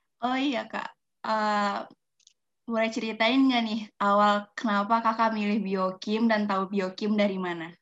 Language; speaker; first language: Indonesian; native; Indonesian